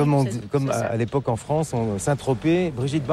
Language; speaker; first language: French; native; French